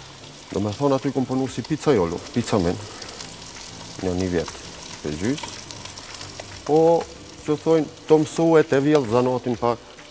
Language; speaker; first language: Albanian; early bilingual, heritage; Albanian